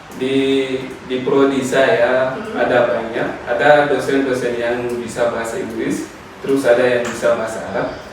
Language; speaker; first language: Indonesian; non-native, learner; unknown